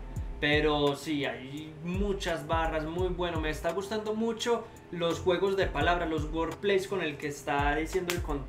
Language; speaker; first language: Spanish; native; Spanish